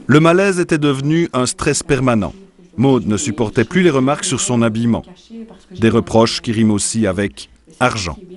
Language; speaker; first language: French; native; French